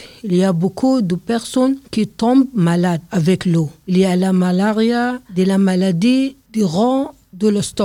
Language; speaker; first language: French; non-native, learner; Arabic